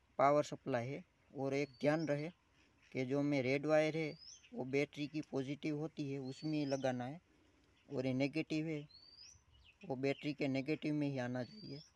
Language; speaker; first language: Hindi; non-native, local second language; Gujarati